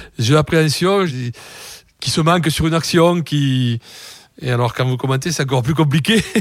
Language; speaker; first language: French; native; French